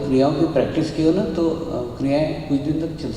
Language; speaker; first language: Hindi; native; Hindi